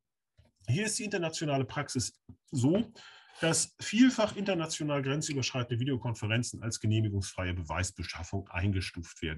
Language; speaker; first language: German; native; German